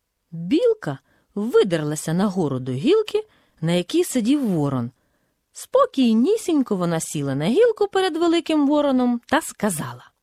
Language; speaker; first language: Ukrainian; native; Ukrainian